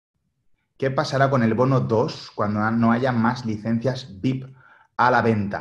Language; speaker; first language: Spanish; native; Spanish